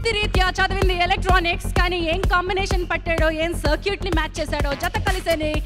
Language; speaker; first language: Telugu; native; Telugu